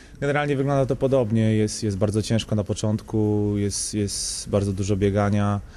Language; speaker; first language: Polish; native; Polish